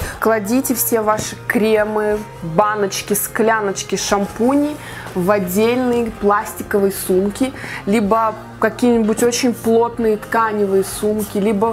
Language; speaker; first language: Russian; native; Russian